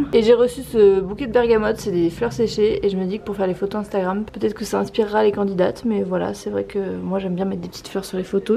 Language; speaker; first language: French; native; French